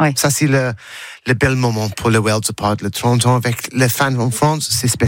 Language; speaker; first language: French; non-native, learner; English